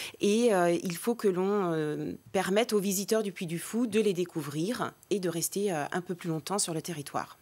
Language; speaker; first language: French; native; French